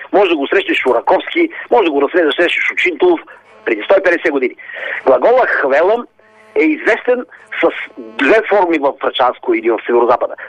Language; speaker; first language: Bulgarian; native; Bulgarian